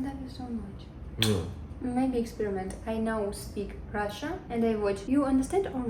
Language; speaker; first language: English; non-native, learner; Russian